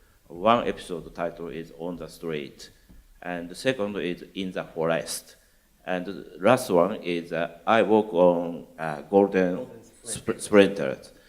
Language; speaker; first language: English; non-native, learner; Japanese